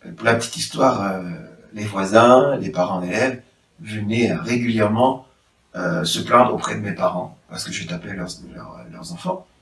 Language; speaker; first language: French; non-native, local second language; Haitian Creole